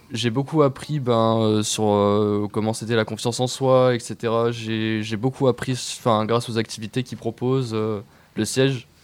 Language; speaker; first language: French; native; French